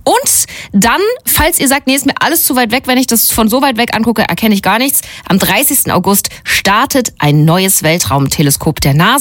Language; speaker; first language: German; native; German